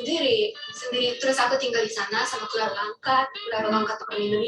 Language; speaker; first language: Indonesian; non-native, fluent; Japanese